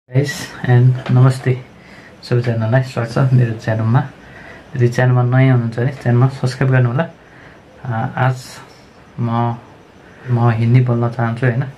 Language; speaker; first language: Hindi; non-native, local second language; Nepali